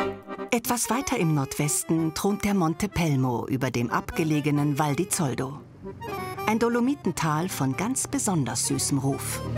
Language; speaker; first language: German; native; German